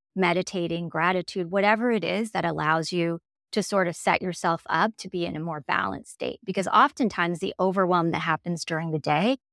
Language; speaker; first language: English; native; English